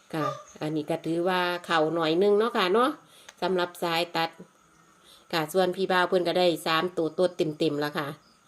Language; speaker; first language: Thai; native; Thai